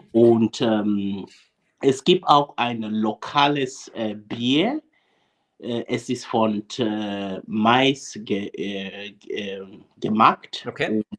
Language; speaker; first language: German; non-native, fluent; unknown